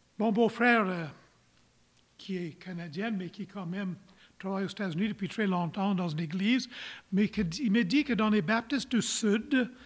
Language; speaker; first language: French; non-native, local second language; English